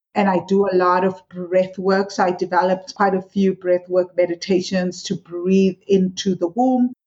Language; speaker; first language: English; non-native, local second language; Swati